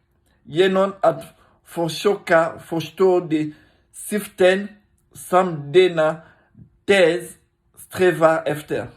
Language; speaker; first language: Swedish; non-native, learner; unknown